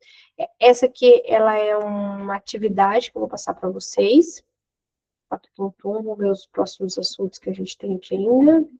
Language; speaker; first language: Portuguese; native; Portuguese